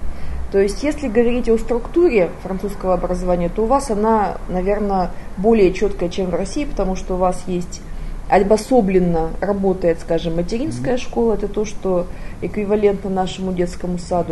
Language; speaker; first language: Russian; native; Russian